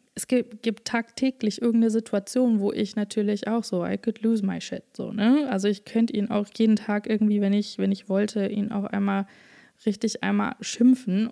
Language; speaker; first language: German; native; German